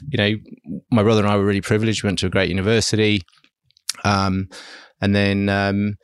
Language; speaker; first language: English; early bilingual, other home language; German